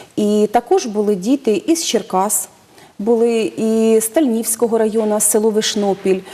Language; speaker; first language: Ukrainian; native; Ukrainian